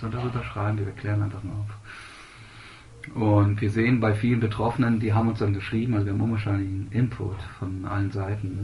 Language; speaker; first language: German; native; German